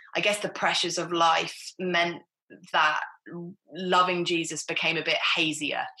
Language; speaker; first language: English; native; English